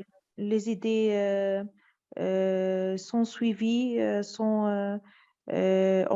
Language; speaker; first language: French; non-native, learner; Arabic